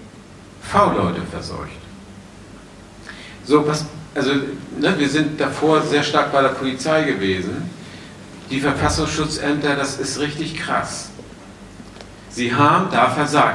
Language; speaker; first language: German; native; German